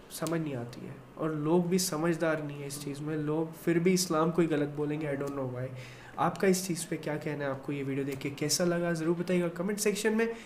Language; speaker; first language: Hindi; native; Hindi